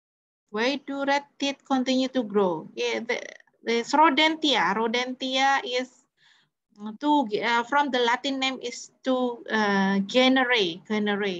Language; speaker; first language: English; non-native, fluent; Indonesian